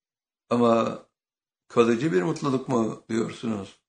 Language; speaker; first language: Turkish; native; Turkish